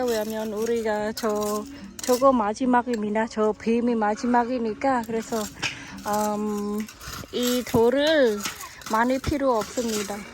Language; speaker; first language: Korean; non-native, fluent; Khmer